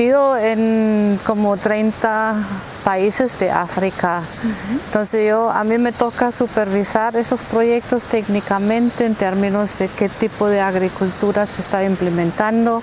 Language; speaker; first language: Spanish; non-native, fluent; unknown